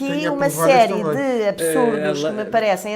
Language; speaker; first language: Portuguese; native; Portuguese